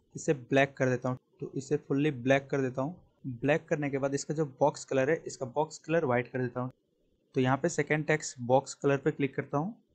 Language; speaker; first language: Hindi; native; Hindi